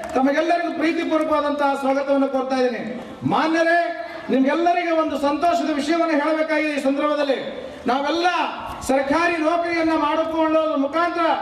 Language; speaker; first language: Kannada; non-native, local second language; Lambadi